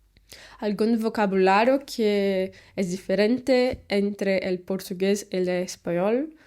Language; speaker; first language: Spanish; non-native, learner; Portuguese